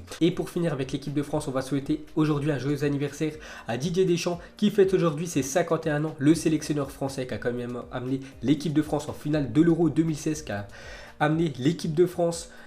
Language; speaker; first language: French; native; French